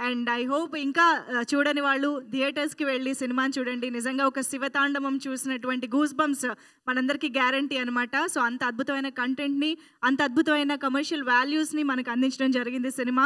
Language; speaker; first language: Telugu; native; Telugu